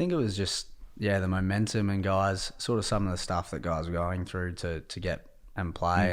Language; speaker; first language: English; native; English